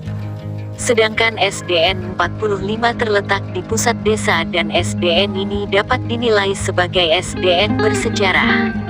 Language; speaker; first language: Indonesian; native; Indonesian